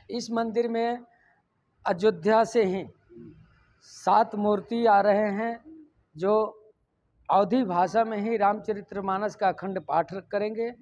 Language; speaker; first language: Hindi; native; Hindi